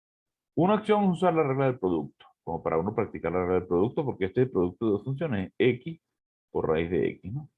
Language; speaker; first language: Spanish; native; Spanish